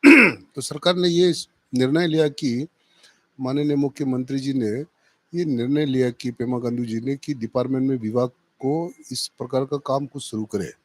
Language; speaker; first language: Hindi; non-native, local second language; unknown